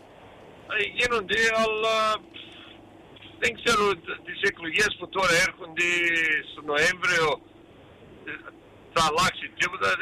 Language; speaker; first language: Greek; early bilingual, heritage; Greek